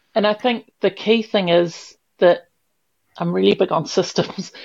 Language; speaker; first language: English; native; English